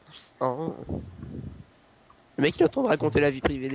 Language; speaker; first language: French; native; French